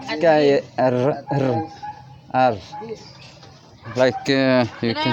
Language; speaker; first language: English; non-native, learner; Norwegian